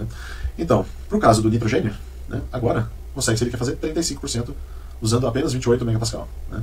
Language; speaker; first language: Portuguese; native; Portuguese